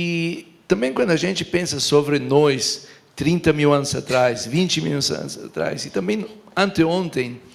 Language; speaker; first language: Portuguese; non-native, fluent; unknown